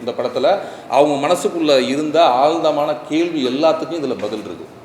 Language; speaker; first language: Tamil; native; Tamil